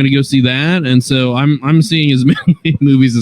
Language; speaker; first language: English; native; English